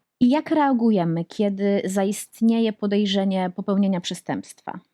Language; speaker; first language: Polish; native; Polish